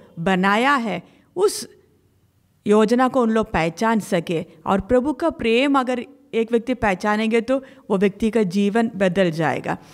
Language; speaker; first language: Hindi; non-native, local second language; Malayalam